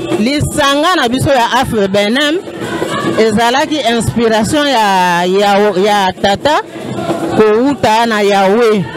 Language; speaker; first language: Lingala; native; Lingala